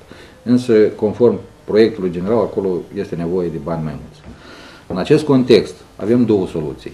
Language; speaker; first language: Romanian; native; Romanian